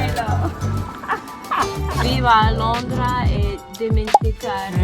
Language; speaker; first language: Italian; non-native, learner; English